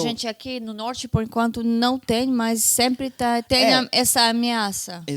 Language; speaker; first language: Portuguese; non-native, fluent; Hebrew